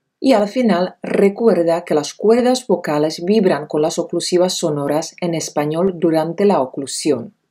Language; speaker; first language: Spanish; non-native, fluent; Czech